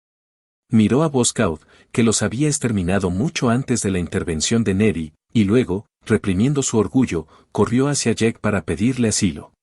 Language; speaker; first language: Spanish; native; Spanish